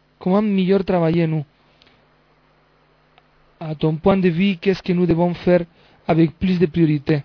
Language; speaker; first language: French; non-native, learner; Spanish